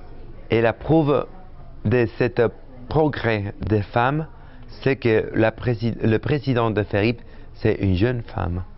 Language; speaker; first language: French; non-native, fluent; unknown